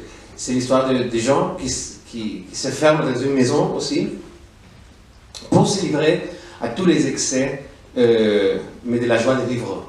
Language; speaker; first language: French; non-native, fluent; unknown